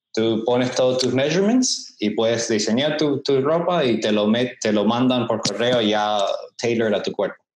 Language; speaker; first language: Spanish; early bilingual, heritage; Spanish